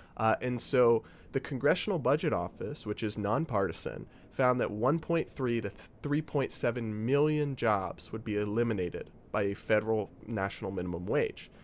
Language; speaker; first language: English; native; English